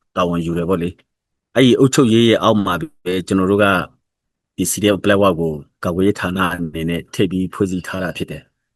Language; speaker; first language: Burmese; non-native, local second language; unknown